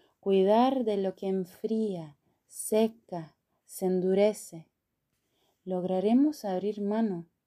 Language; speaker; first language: Spanish; non-native, fluent; Portuguese